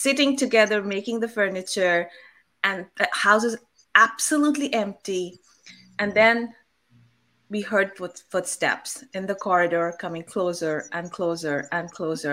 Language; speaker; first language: English; non-native, local second language; Bangla